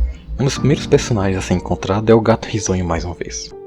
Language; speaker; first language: Portuguese; native; Portuguese